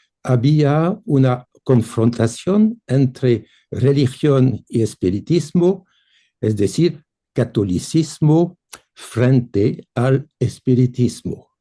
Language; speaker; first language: Spanish; non-native, fluent; French